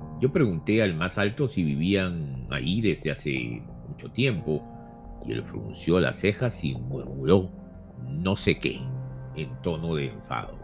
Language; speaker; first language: Spanish; native; Spanish